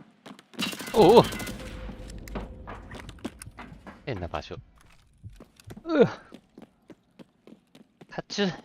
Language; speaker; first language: Japanese; non-native, learner; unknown